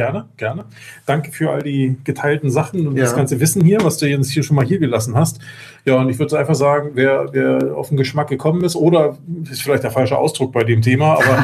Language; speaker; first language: German; native; German